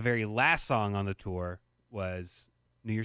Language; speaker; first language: English; native; English